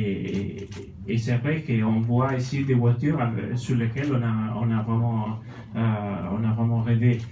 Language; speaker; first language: French; non-native, fluent; Italian